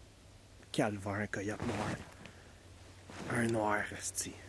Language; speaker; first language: French; native; French